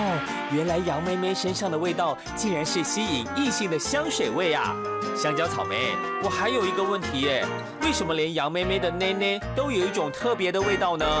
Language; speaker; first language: Chinese; native; Chinese